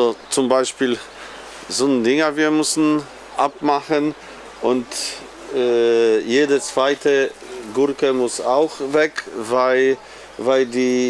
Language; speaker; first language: German; non-native, learner; Polish